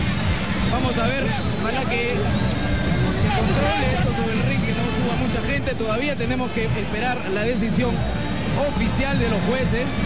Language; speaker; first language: Spanish; native; Spanish